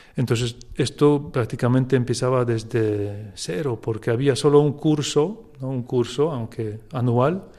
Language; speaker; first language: Spanish; non-native, fluent; Polish